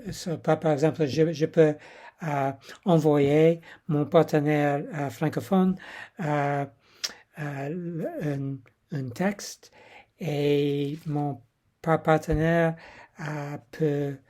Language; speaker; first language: French; non-native, learner; English